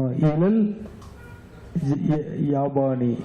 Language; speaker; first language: Arabic; non-native, learner; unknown